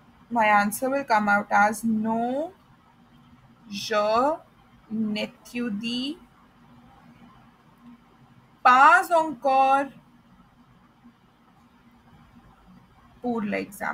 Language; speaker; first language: French; non-native, fluent; Hindi